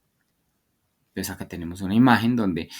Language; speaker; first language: Spanish; native; Spanish